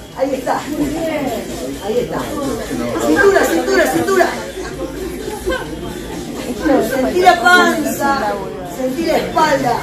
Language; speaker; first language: Spanish; native; Spanish